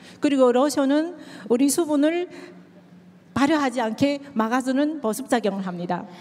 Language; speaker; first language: Korean; native; Korean